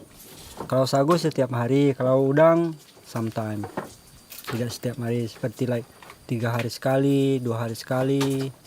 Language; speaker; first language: Indonesian; non-native, local second language; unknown